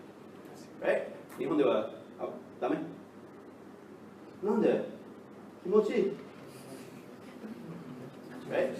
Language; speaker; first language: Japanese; non-native, learner; English